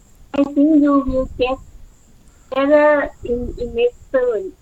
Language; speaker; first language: English; non-native, learner; Thai